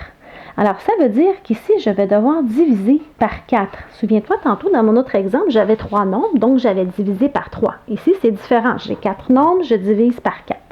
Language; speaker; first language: French; native; French